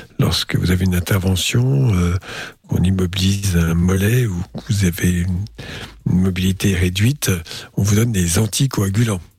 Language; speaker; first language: French; native; French